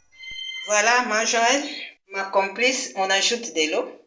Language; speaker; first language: French; non-native, local second language; Lingala